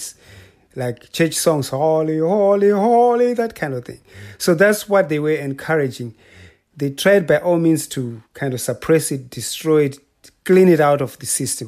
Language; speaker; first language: English; non-native, local second language; Shona